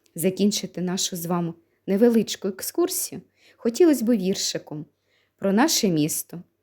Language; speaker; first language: Ukrainian; native; Ukrainian